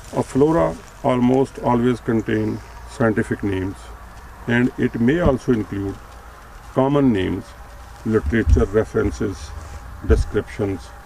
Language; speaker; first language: English; non-native, local second language; Urdu